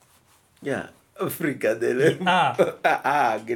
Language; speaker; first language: German; non-native, learner; French